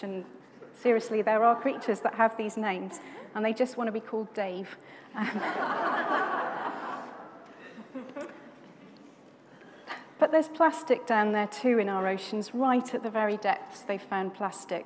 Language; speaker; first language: English; native; English